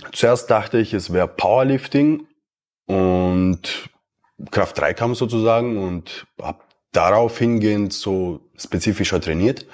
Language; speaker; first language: German; early bilingual, other home language; Romanian